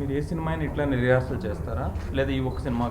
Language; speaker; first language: Telugu; native; Telugu